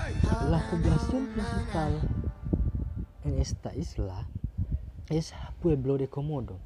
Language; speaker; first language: Spanish; non-native, learner; Indonesian